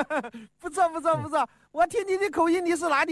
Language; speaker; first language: Chinese; native; Chinese